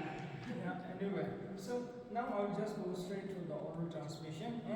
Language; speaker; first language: English; non-native, fluent; Tibetan